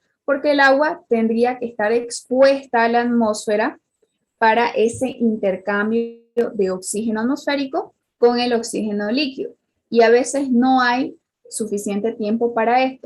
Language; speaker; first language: Spanish; native; Spanish